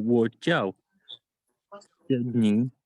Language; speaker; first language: Chinese; non-native, learner; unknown